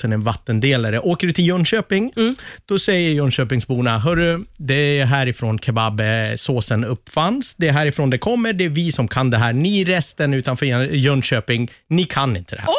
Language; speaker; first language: Swedish; native; Swedish